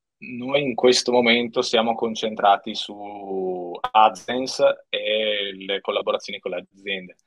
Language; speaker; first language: Italian; native; Italian